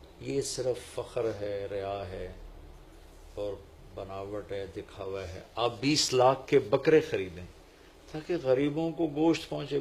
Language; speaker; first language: Urdu; non-native, local second language; Punjabi